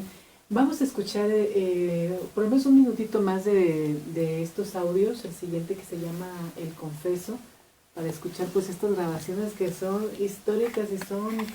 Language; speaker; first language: Spanish; native; Spanish